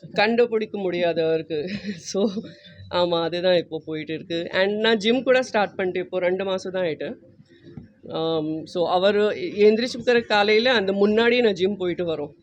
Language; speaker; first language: Tamil; non-native, learner; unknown